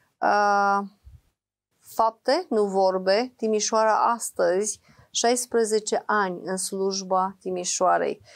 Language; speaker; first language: Romanian; native; Romanian